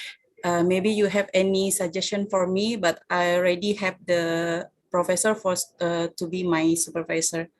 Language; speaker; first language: English; non-native, fluent; Indonesian